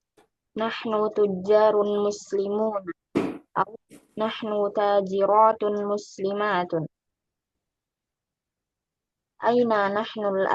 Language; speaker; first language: Arabic; non-native, learner; Indonesian